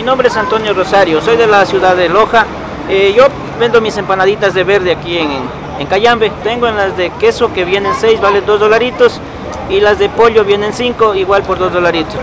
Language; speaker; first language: Spanish; native; Spanish